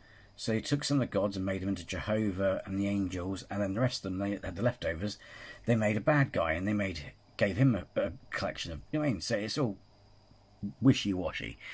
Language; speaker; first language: English; native; English